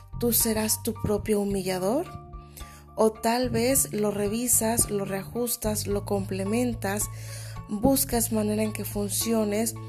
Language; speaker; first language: Spanish; native; Spanish